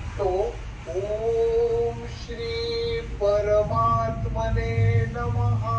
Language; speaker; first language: Hindi; non-native, local second language; Marathi